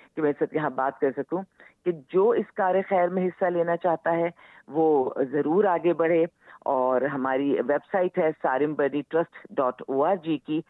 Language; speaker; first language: Urdu; native; Urdu